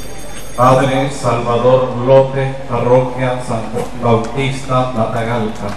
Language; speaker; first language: Spanish; native; Spanish